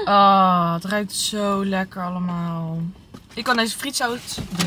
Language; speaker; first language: Dutch; native; Dutch